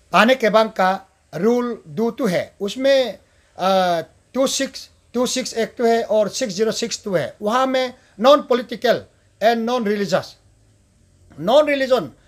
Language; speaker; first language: Hindi; non-native, local second language; Adi